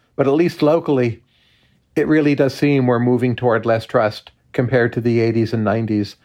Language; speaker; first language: English; native; English